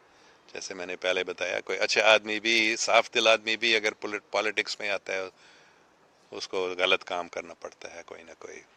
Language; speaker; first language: Hindi; non-native, fluent; English